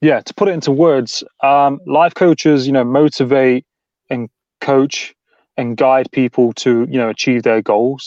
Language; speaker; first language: English; native; English